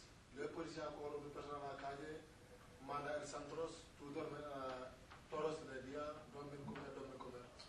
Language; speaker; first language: Spanish; non-native, learner; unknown